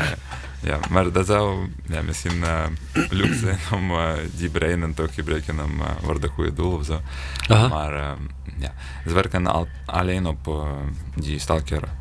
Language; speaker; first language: Dutch; non-native, learner; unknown